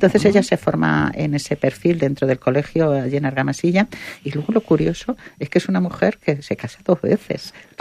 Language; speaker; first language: Spanish; native; Spanish